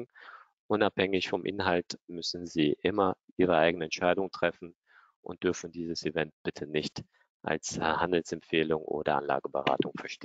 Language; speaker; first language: German; native; German